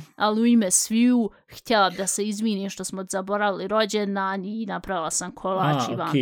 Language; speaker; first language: Bosnian; early bilingual, heritage; Bosnian